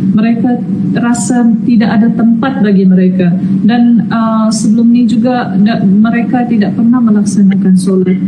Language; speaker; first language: Malay; native; Malay